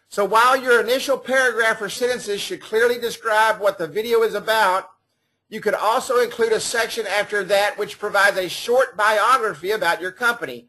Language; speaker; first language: English; native; English